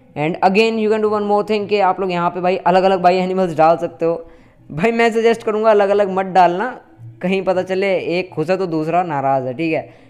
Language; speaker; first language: Hindi; native; Hindi